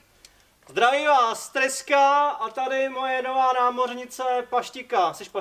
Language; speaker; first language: Czech; native; Czech